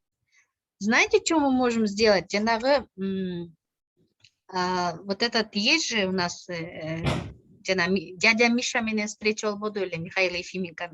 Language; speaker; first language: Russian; non-native, local second language; Kyrgyz